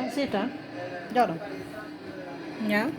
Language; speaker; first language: Dutch; non-native, fluent; Fula